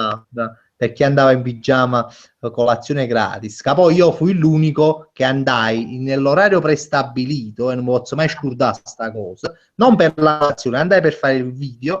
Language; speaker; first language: Italian; native; Italian